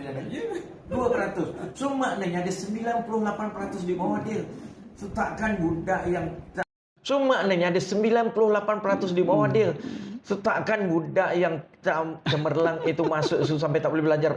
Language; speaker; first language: Malay; native; Malay